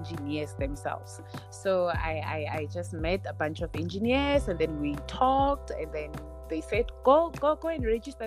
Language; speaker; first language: English; non-native, local second language; Tswana